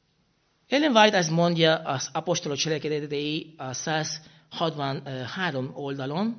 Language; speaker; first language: Hungarian; non-native, fluent; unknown